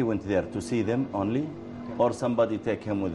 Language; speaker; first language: English; non-native, learner; Arabic